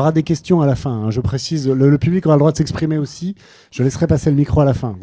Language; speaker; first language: French; native; French